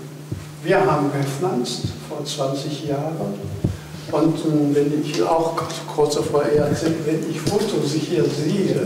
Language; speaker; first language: German; non-native, fluent; Japanese